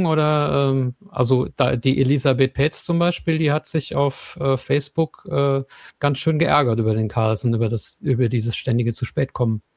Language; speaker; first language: German; native; German